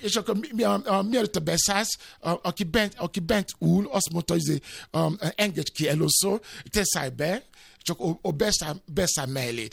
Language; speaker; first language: Hungarian; non-native, fluent; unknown